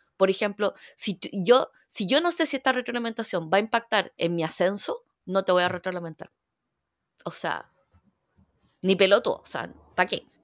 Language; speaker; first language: Spanish; early bilingual, other home language; Korean